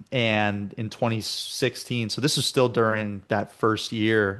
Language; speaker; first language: English; native; English